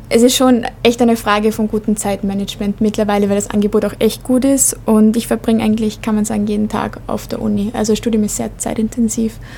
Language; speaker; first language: German; native; German